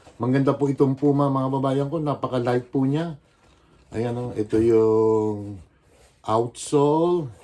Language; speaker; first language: Filipino; native; Filipino